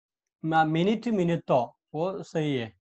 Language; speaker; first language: English; non-native, local second language; Hindi